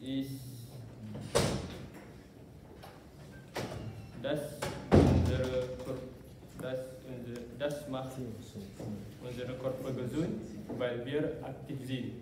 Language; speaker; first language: German; non-native, learner; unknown